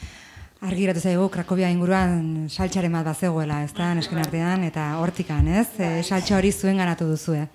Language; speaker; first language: Basque; native; Basque